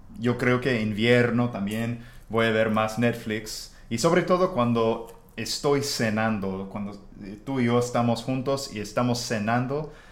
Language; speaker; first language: Spanish; non-native, fluent; English